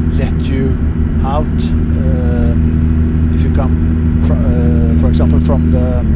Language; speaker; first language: English; non-native, fluent; Swedish